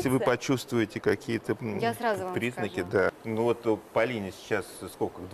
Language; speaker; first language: Russian; native; Russian